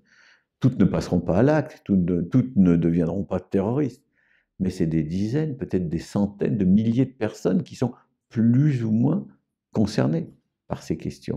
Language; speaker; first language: French; native; French